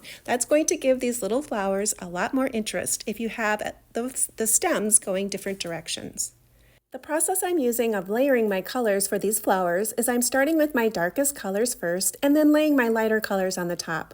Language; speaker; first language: English; native; English